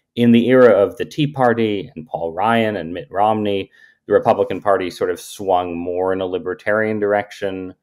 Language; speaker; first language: English; native; English